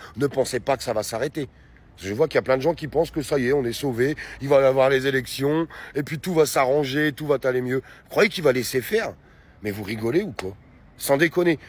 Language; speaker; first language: French; native; French